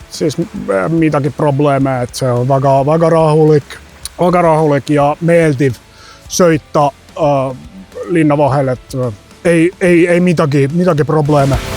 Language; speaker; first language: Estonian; non-native, learner; Finnish